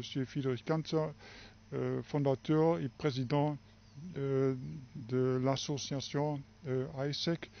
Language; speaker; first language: French; non-native, fluent; German